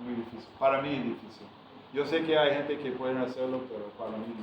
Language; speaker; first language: Spanish; non-native, fluent; English